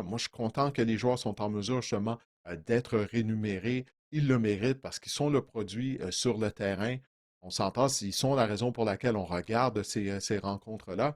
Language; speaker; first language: French; native; French